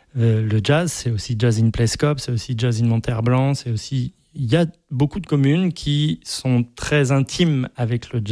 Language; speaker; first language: French; native; French